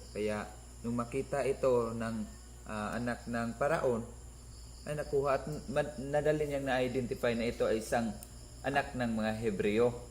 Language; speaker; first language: Filipino; non-native, local second language; Cebuano